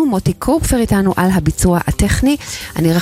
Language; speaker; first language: Hebrew; native; Hebrew